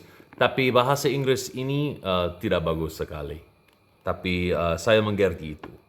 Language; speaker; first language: Indonesian; non-native, learner; English